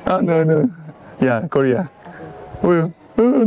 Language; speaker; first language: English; non-native, learner; Korean